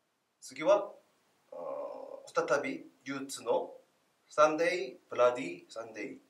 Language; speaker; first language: Japanese; non-native, learner; Korean